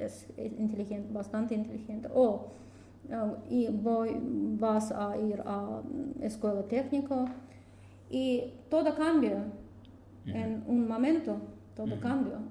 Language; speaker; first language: Spanish; non-native, learner; Russian